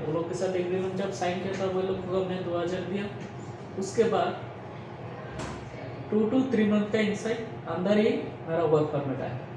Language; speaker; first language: Hindi; non-native, learner; Bangla